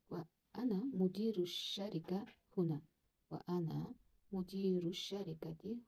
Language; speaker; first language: Arabic; non-native, learner; Kazakh